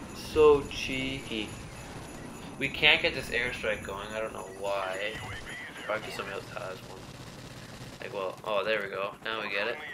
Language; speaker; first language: English; native; English